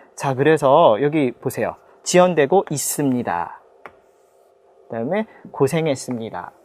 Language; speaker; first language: Korean; native; Korean